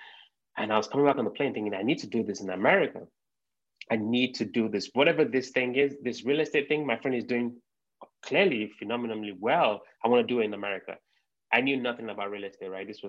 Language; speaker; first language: English; native; English